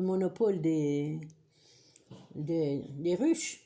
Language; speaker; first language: French; non-native, local second language; Kabyle